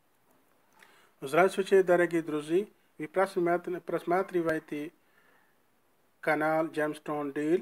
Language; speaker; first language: Russian; non-native, learner; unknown